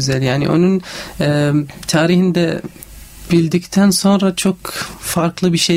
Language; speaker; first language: Turkish; non-native, fluent; Arabic